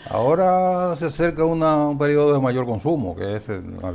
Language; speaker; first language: Spanish; native; Spanish